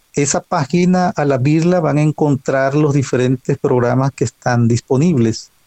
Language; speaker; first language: Spanish; native; Spanish